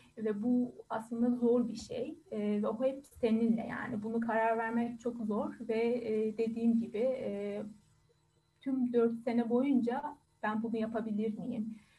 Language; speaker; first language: Turkish; non-native, fluent; Persian